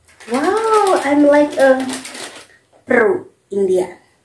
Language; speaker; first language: English; non-native, learner; Indonesian